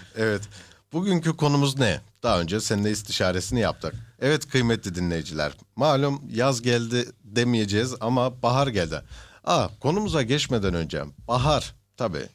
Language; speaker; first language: Turkish; early bilingual, heritage; Turkish